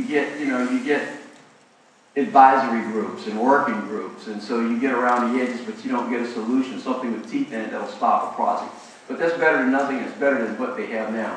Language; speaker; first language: English; native; English